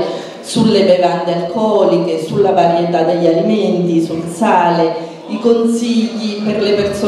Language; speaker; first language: Italian; native; Italian